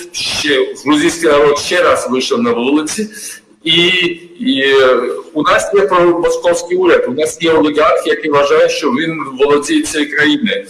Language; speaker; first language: Ukrainian; non-native, learner; Georgian